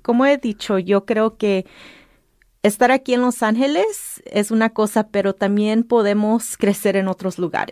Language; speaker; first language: Spanish; early bilingual, heritage; Spanish